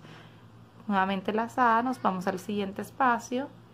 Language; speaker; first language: Spanish; native; Spanish